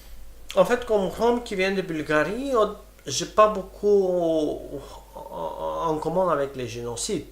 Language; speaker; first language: French; non-native, fluent; Romany